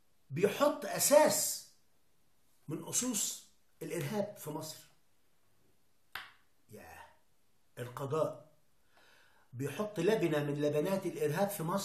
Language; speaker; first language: Arabic; native; Arabic